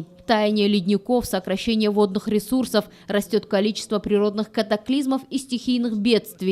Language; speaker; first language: Russian; native; Russian